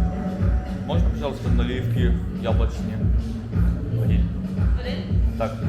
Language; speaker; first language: Russian; non-native, learner; English